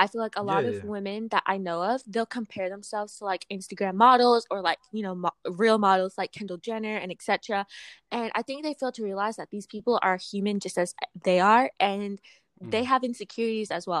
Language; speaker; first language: English; native; English